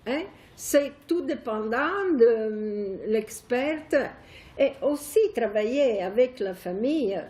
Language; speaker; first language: French; non-native, fluent; Italian